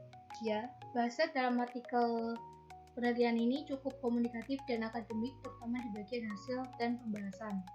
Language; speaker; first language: Indonesian; native; Indonesian